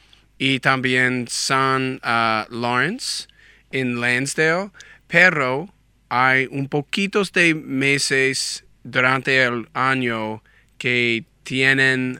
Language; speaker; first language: Spanish; non-native, learner; English